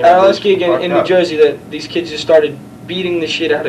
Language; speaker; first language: English; native; English